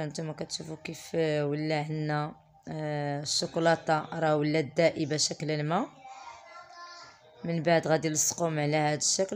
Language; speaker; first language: Arabic; native; Arabic